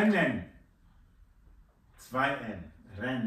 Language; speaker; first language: German; non-native, fluent; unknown